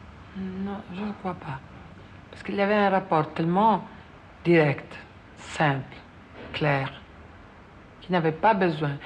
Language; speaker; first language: French; non-native, fluent; Italian